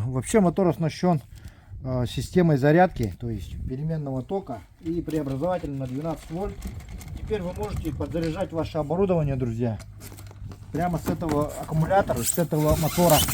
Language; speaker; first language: Russian; native; Russian